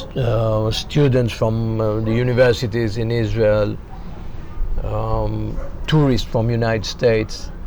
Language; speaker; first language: English; non-native, fluent; Hebrew